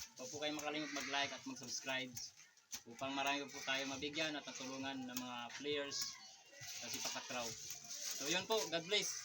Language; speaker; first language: Filipino; non-native, local second language; Masbatenyo